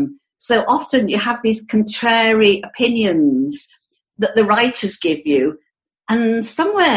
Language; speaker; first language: English; native; English